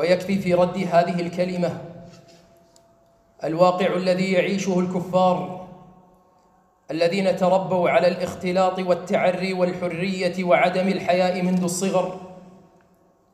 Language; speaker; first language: Arabic; native; Arabic